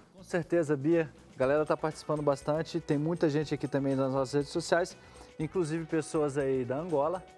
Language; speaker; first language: Portuguese; native; Portuguese